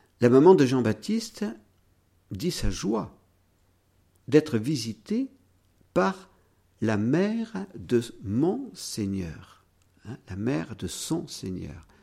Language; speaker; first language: French; native; French